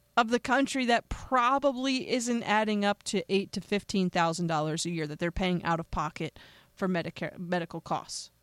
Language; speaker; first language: English; native; English